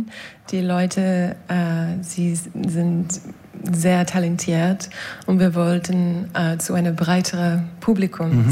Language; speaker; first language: German; non-native, learner; English